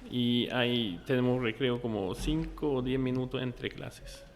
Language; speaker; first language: Spanish; non-native, fluent; Norwegian